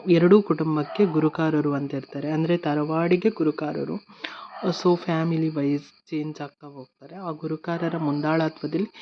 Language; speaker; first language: Kannada; non-native, local second language; Tulu